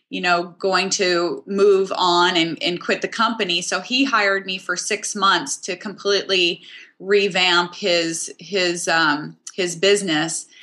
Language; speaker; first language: English; native; English